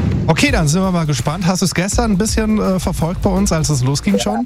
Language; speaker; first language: German; native; German